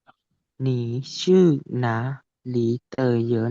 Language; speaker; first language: Chinese; non-native, learner; Lao